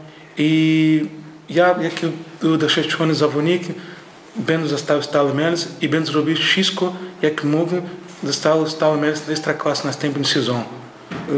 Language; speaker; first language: Polish; non-native, learner; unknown